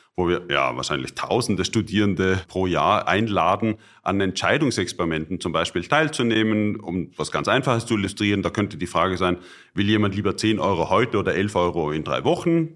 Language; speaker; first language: German; native; German